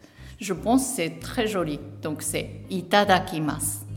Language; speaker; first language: French; non-native, learner; Japanese